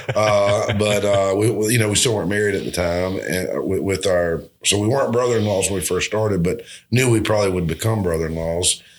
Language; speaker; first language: English; native; English